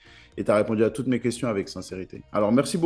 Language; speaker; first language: French; native; French